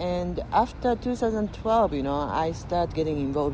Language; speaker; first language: English; non-native, fluent; Japanese